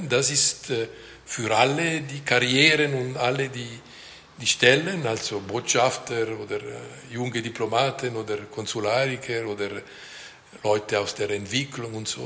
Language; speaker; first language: German; non-native, local second language; French